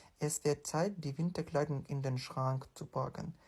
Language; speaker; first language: German; non-native, fluent; Ukrainian